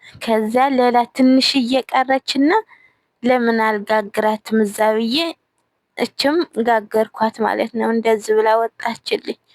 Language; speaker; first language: Amharic; non-native, local second language; Tigrinya